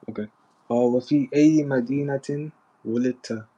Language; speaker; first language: Arabic; non-native, learner; English